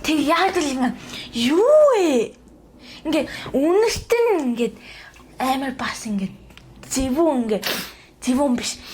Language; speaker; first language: Mongolian; early bilingual, heritage; Mongolian